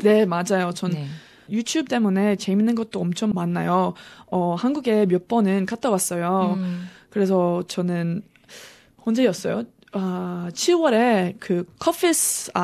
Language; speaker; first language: Korean; non-native, learner; English